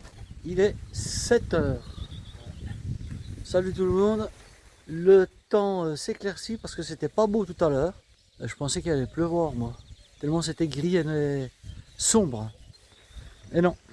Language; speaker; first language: French; native; French